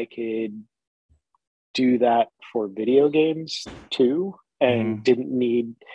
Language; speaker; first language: English; native; English